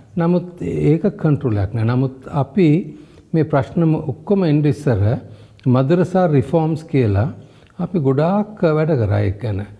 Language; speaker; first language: Sinhala; non-native, local second language; Tamil